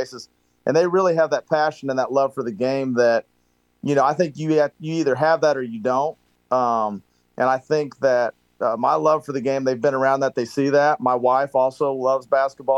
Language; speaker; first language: English; native; English